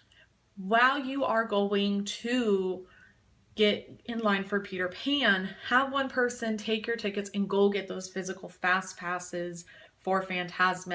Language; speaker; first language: English; native; English